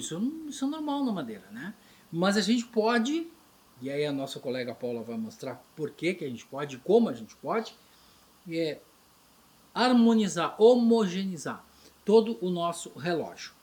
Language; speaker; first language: Portuguese; native; Portuguese